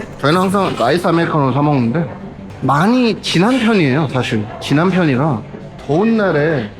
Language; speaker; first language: Korean; native; Korean